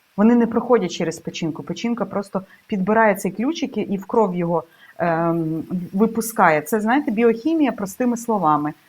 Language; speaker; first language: Ukrainian; non-native, local second language; Russian